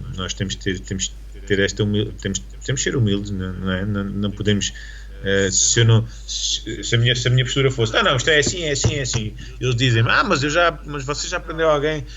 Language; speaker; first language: Portuguese; native; Portuguese